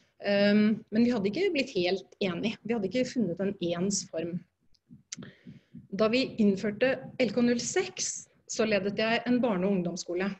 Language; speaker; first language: Norwegian; native; Norwegian